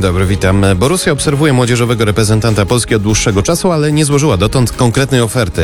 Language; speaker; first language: Polish; native; Polish